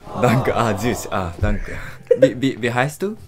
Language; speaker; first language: German; non-native, learner; Japanese